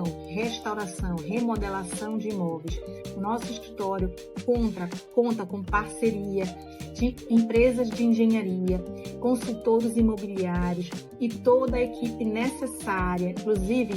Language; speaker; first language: Portuguese; native; Portuguese